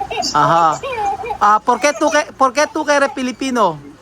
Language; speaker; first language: Spanish; non-native, learner; Filipino